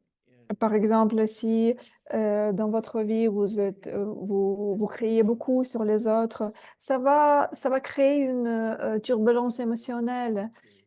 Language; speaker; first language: French; non-native, fluent; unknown